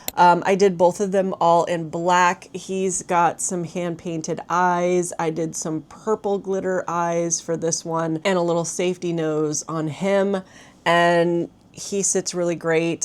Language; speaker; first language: English; native; English